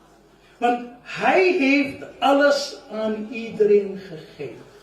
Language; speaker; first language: Dutch; non-native, fluent; Urdu